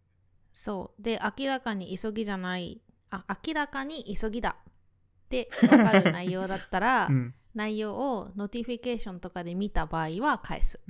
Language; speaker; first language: Japanese; native; Japanese